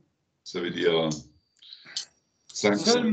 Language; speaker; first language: French; non-native, learner; German